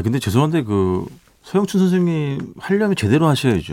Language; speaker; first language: Korean; native; Korean